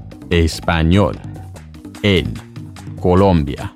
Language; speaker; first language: Spanish; non-native, fluent; English